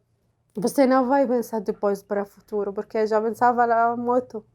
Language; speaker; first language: Portuguese; non-native, learner; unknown